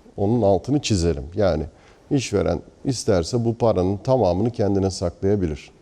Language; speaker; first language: Turkish; native; Turkish